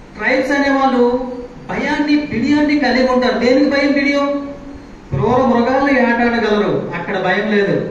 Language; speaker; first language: Telugu; non-native, local second language; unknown